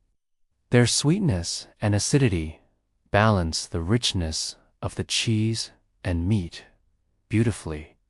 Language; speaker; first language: English; native; English